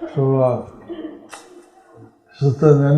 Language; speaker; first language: Spanish; non-native, learner; English